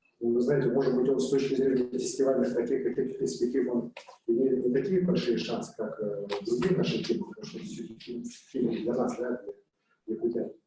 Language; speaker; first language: Russian; native; Russian